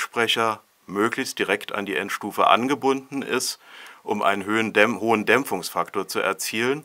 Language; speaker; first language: German; native; German